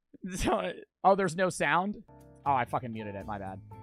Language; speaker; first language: English; native; English